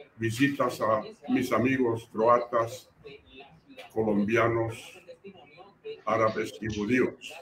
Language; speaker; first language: Spanish; non-native, fluent; Croatian